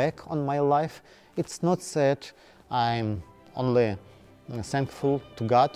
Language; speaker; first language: English; non-native, learner; Ukrainian